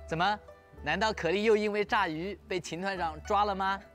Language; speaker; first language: Chinese; native; Chinese